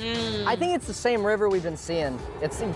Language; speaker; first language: English; native; English